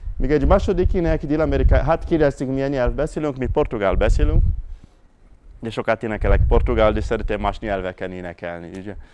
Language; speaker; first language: Hungarian; non-native, fluent; Portuguese